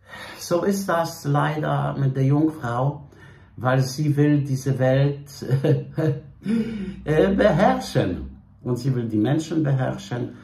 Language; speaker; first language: German; non-native, fluent; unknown